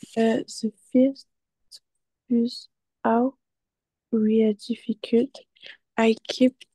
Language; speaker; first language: English; non-native, learner; French